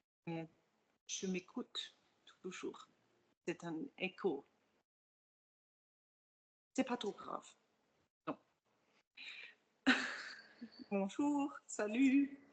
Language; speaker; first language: French; non-native, fluent; German